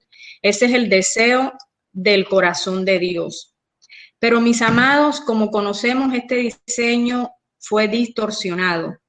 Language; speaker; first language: Spanish; native; Spanish